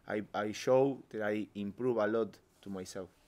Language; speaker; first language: English; non-native, learner; Spanish